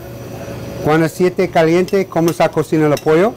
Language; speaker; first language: Spanish; non-native, learner; English